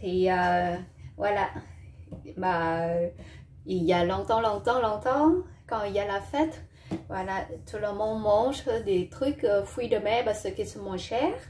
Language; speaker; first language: French; non-native, learner; Vietnamese